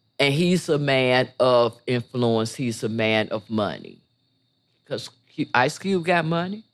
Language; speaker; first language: English; native; English